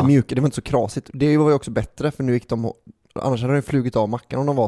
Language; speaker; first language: Swedish; native; Swedish